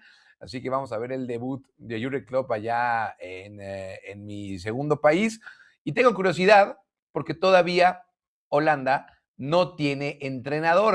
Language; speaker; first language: Spanish; native; Spanish